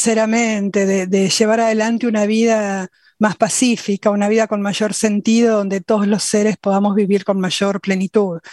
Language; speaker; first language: Spanish; native; Spanish